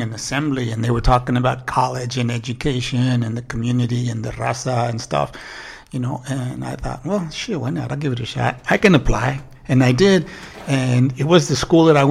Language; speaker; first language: English; native; English